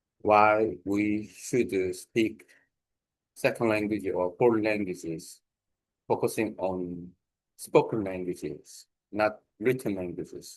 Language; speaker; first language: English; non-native, learner; Korean